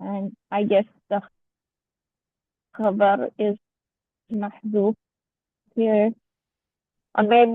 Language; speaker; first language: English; non-native, learner; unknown